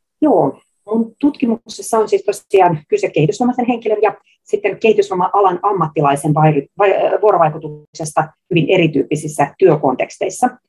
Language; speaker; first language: Finnish; native; Finnish